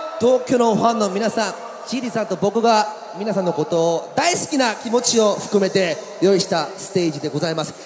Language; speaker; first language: Japanese; native; Japanese